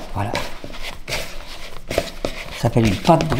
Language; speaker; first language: French; native; French